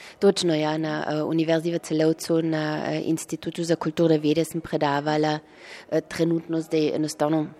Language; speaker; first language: Slovenian; early bilingual, heritage; Slovenian